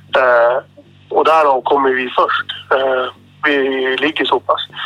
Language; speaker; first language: Swedish; native; Swedish